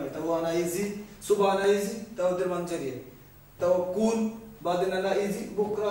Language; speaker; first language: Arabic; non-native, learner; Bangla